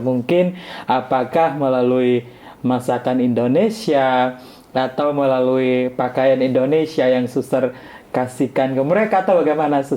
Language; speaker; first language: Indonesian; non-native, fluent; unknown